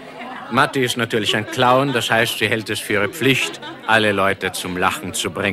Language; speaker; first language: German; native; German